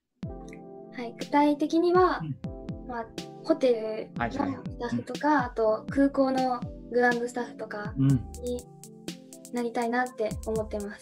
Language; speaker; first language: Japanese; native; Japanese